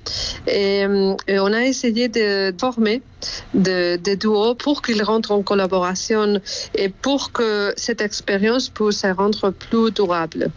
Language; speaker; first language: French; non-native, fluent; Spanish